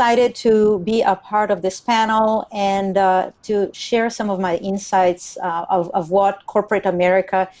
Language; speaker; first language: English; non-native, fluent; Spanish